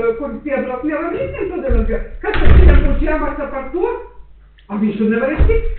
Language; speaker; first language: Latvian; native; Latvian